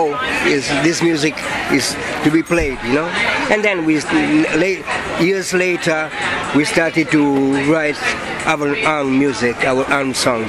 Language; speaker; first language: English; non-native, fluent; Italian